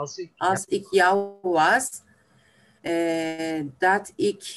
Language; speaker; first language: Dutch; non-native, learner; Turkish